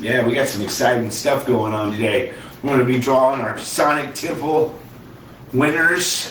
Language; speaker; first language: English; native; English